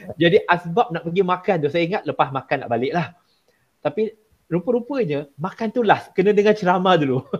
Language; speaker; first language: Malay; non-native, local second language; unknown